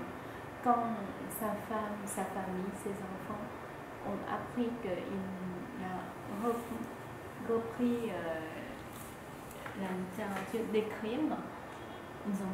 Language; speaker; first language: French; non-native, fluent; Vietnamese